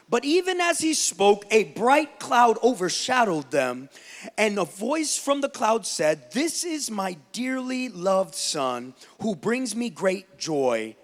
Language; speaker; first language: English; early bilingual, other home language; Spanish